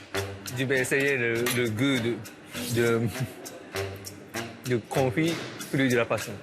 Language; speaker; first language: French; non-native, learner; Japanese